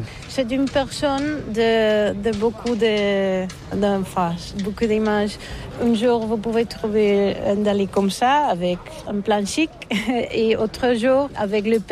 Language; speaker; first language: French; non-native, learner; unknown